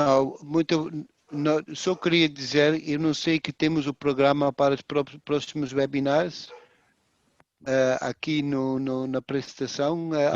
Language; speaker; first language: Portuguese; non-native, fluent; Dutch